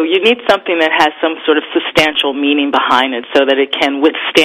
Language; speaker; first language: English; native; English